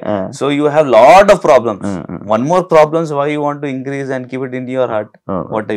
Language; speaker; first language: Telugu; non-native, local second language; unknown